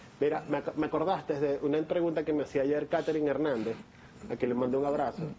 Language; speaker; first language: Spanish; native; Spanish